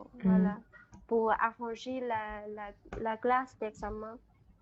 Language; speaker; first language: French; non-native, learner; Chinese